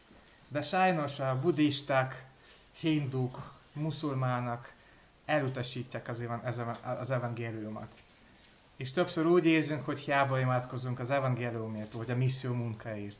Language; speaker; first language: Hungarian; non-native, learner; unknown